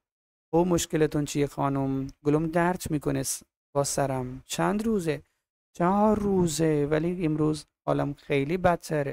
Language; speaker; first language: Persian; non-native, fluent; Urdu